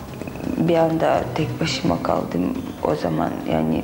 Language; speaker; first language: Turkish; non-native, learner; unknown